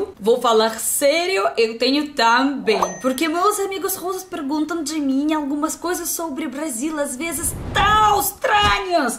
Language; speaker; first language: Portuguese; non-native, learner; Russian